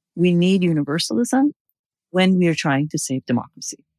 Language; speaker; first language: English; non-native, fluent; Persian